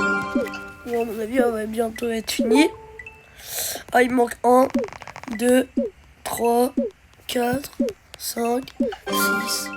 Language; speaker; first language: French; native; French